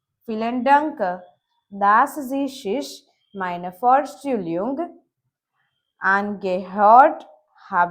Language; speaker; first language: German; non-native, learner; Gujarati